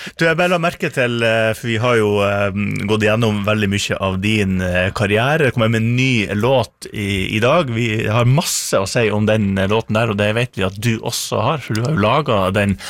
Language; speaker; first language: Norwegian; native; Norwegian